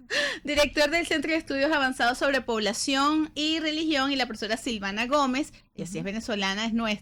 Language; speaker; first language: Spanish; native; Spanish